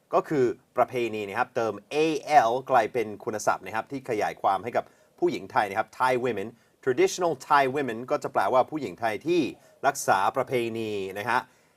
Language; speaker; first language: Thai; non-native, fluent; English